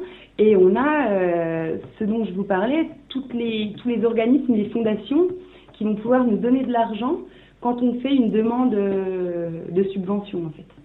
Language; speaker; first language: French; native; French